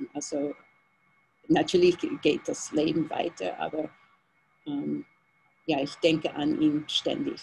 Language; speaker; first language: German; non-native, fluent; English